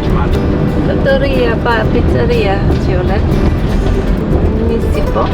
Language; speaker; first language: Italian; non-native, learner; English